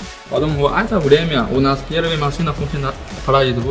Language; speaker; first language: Russian; non-native, learner; Chinese